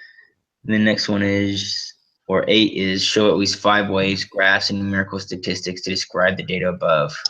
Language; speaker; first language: English; native; English